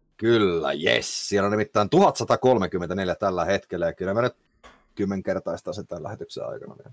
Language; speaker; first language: Finnish; native; Finnish